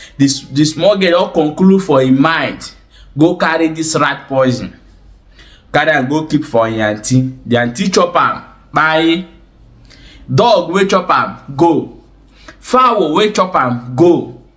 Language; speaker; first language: Nigerian Pidgin; non-native, local second language; Igbo